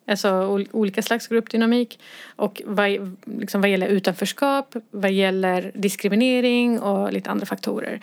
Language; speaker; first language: Swedish; early bilingual, other home language; Arabic